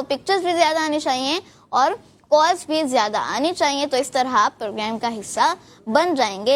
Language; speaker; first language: Urdu; native; Urdu